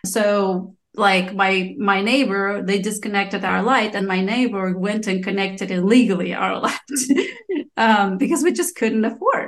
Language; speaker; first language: English; non-native, fluent; Romanian